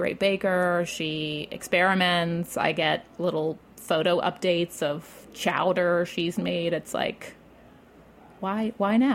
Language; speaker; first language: English; native; English